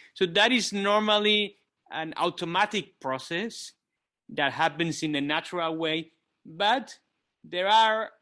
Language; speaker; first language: English; non-native, fluent; Kabuverdianu